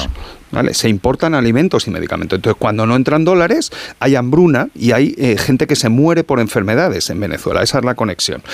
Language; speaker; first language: Spanish; native; Spanish